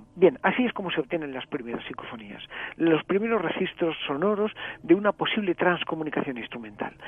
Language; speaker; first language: Spanish; native; Spanish